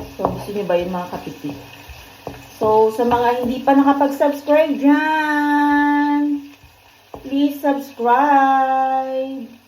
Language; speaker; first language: Filipino; non-native, local second language; Cebuano